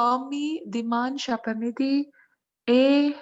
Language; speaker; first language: French; non-native, learner; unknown